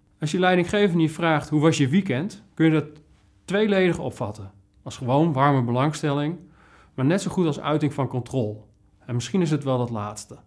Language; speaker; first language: Dutch; native; Dutch